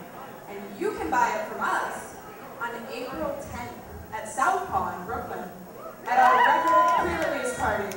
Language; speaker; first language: English; native; English